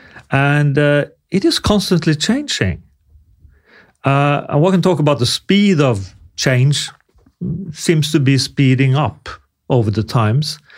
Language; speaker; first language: English; non-native, fluent; Norwegian